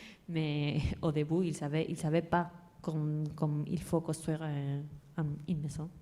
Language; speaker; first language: French; non-native, fluent; Spanish